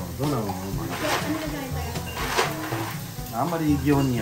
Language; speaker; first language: Japanese; native; Japanese